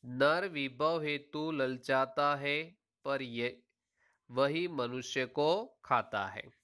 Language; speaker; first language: Hindi; non-native, local second language; Gujarati